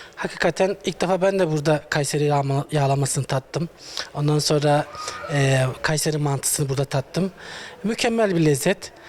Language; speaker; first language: Turkish; native; Turkish